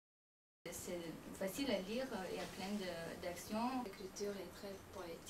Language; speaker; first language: French; non-native, fluent; Lithuanian